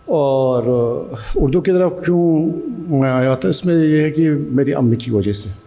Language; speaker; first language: Urdu; non-native, fluent; Turkish